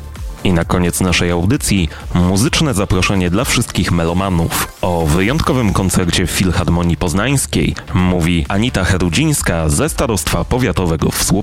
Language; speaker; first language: Polish; native; Polish